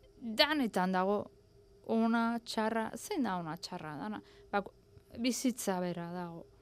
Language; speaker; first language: Basque; native; Basque